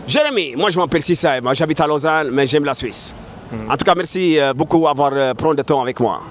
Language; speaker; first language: French; non-native, learner; Amharic